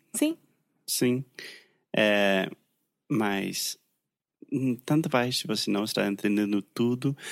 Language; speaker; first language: Portuguese; non-native, fluent; English